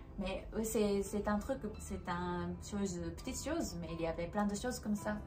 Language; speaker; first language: French; non-native, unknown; Japanese